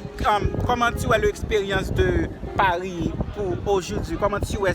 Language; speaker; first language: French; non-native, learner; Haitian Creole